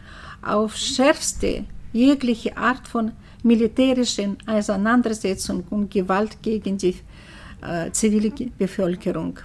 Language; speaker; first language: German; early bilingual, heritage; German